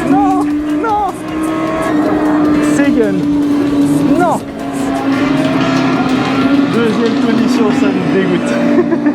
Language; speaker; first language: French; native; French